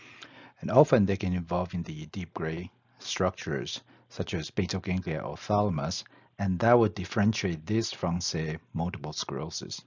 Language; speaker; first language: English; non-native, fluent; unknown